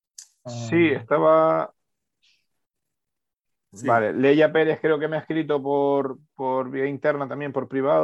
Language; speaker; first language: Spanish; native; Spanish